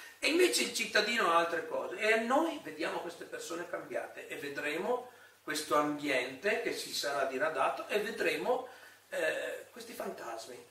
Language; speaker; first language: Italian; native; Italian